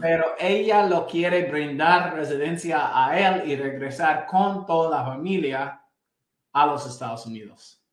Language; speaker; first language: Spanish; non-native, fluent; English